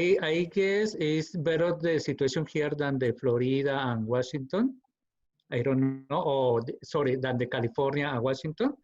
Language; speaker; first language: English; non-native, learner; Spanish